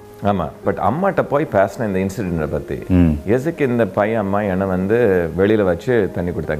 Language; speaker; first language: Tamil; early bilingual, heritage; Tamil